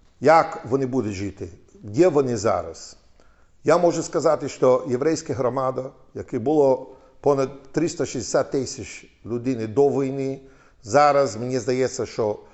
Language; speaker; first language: Ukrainian; non-native, learner; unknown